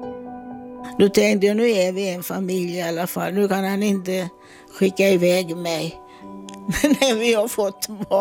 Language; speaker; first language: Swedish; non-native, fluent; Italian